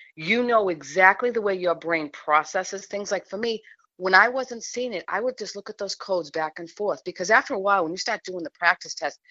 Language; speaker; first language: English; native; English